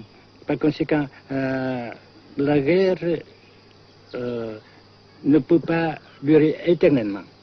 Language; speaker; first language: French; non-native, fluent; Vietnamese